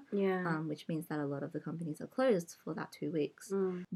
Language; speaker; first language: English; native; English